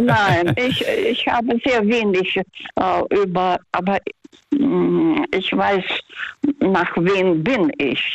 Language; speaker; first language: German; non-native, learner; Russian